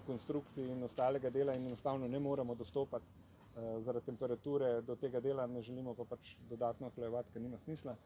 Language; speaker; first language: Slovenian; native; Slovenian